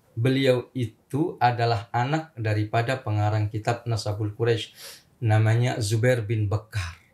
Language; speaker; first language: Indonesian; native; Indonesian